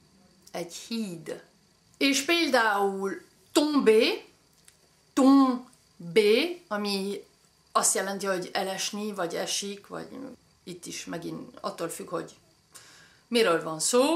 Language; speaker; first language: Hungarian; early bilingual, heritage; French